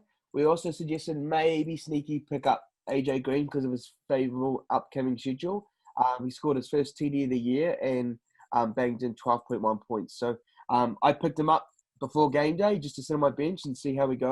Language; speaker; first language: English; native; English